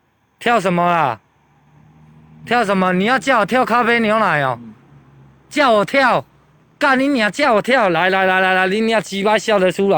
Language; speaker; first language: Chinese; native; Chinese